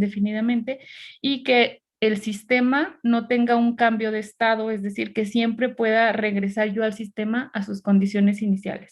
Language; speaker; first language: Spanish; native; Spanish